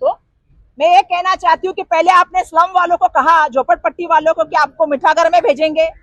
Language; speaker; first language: Hindi; non-native, local second language; Marathi